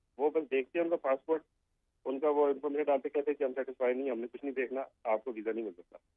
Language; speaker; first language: Urdu; native; Urdu